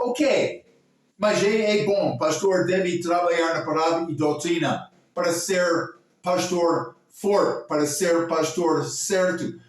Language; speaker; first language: Portuguese; non-native, local second language; English